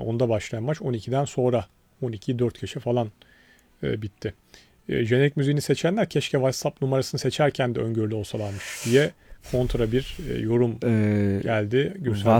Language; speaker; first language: Turkish; native; Turkish